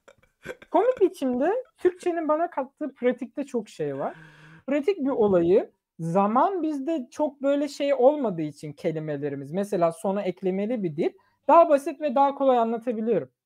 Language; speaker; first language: Turkish; early bilingual, other home language; German